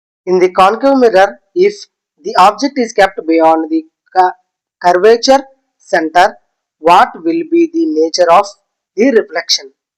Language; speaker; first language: English; non-native, local second language; Telugu